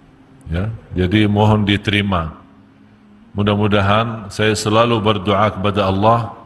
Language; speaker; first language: Indonesian; non-native, fluent; Arabic